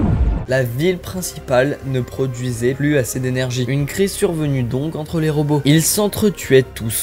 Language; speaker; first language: French; native; French